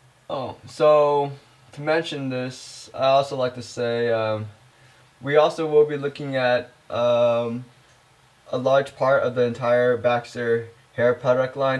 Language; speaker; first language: English; native; English